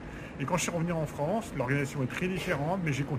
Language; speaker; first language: French; native; French